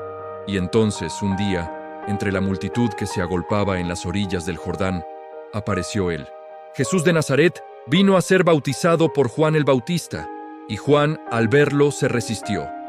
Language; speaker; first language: Spanish; native; Spanish